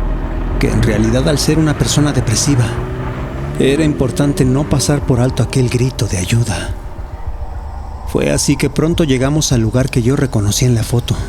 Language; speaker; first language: Spanish; native; Spanish